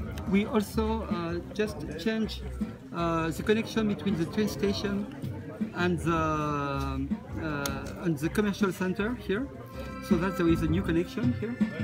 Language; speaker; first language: English; non-native, fluent; French